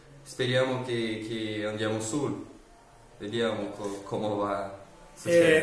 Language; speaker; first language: Italian; non-native, learner; Portuguese